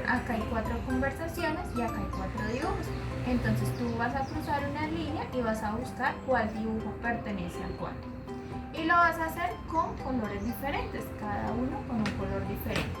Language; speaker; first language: Spanish; native; Spanish